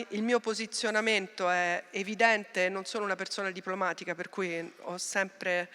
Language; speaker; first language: Italian; native; Italian